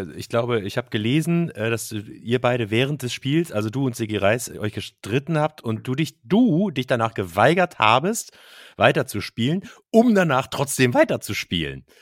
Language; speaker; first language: German; native; German